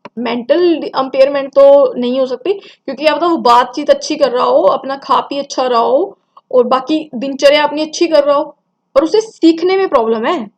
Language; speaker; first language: Hindi; non-native, local second language; Punjabi